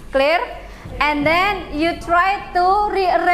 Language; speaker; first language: English; non-native, fluent; Indonesian